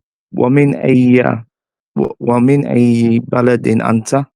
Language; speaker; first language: Arabic; non-native, learner; English